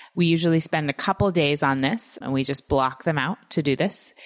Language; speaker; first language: English; native; English